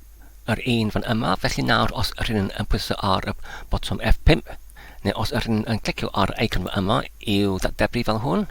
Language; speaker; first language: Welsh; non-native, learner; Polish